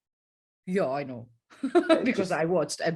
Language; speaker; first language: English; non-native, learner; Japanese